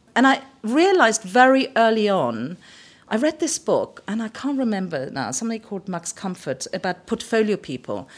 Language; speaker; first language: English; early bilingual, other home language; German